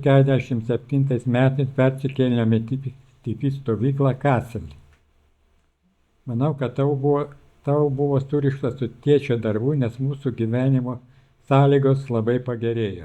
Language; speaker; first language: Lithuanian; native; Lithuanian